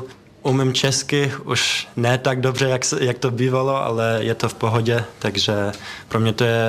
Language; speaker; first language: Czech; early bilingual, heritage; Czech